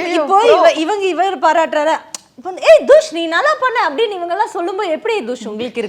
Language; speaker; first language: Tamil; native; Tamil